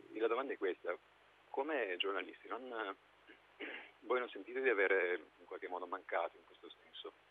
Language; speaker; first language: Italian; native; Italian